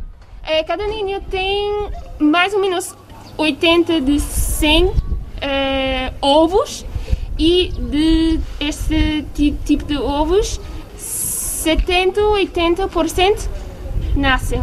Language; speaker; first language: Portuguese; non-native, learner; English